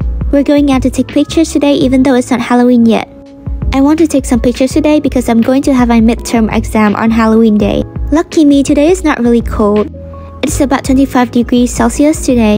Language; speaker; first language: English; non-native, fluent; Vietnamese